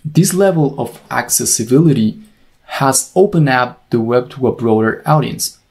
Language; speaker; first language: English; non-native, fluent; Spanish